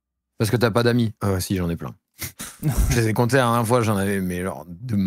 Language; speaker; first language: French; native; French